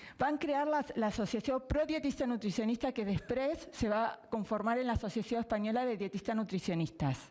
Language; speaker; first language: Catalan; non-native, fluent; Spanish